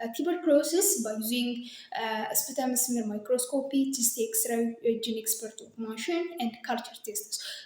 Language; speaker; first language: English; non-native, local second language; Amharic